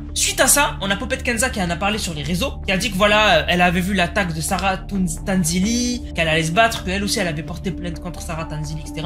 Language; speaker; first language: French; native; French